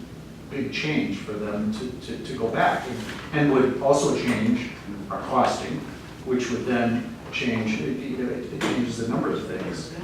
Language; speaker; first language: English; native; English